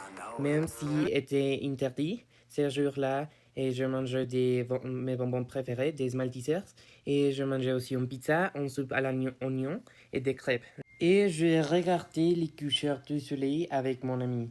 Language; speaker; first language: French; non-native, learner; Spanish